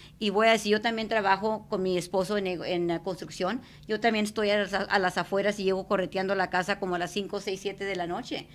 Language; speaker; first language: Spanish; native; Spanish